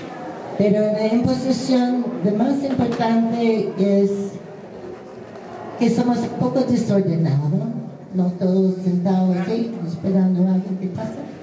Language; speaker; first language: Spanish; non-native, fluent; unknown